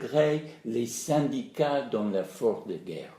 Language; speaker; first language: French; non-native, fluent; English